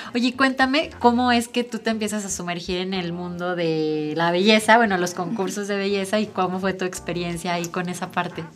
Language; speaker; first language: Spanish; native; Spanish